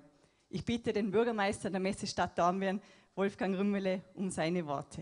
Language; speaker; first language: German; native; German